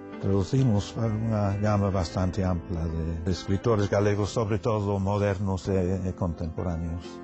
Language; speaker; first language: Galician; non-native, fluent; English